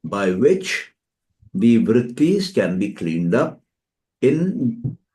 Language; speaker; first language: English; non-native, local second language; Hindi